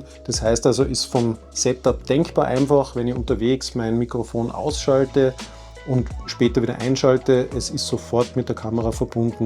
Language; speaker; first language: German; native; German